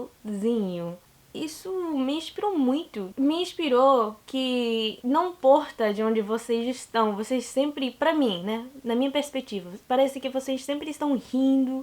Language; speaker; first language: Portuguese; non-native, learner; English